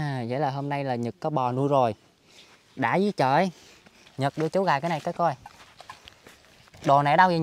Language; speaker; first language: Vietnamese; native; Vietnamese